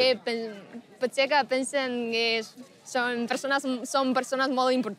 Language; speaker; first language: Catalan; non-native, learner; Chinese